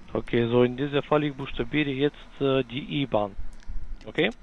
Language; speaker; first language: German; non-native, learner; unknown